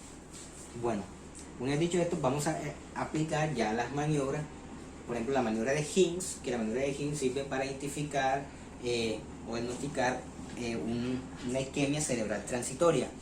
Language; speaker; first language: Spanish; native; Spanish